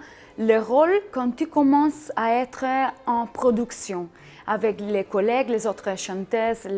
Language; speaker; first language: French; non-native, fluent; Catalan